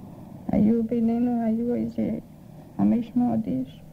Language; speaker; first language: Hebrew; non-native, fluent; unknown